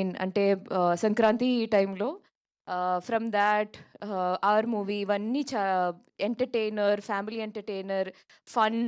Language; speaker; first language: Telugu; non-native, local second language; Malayalam